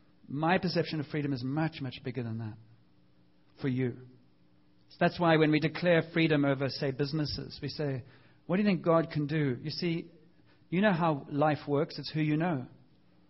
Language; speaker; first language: English; native; English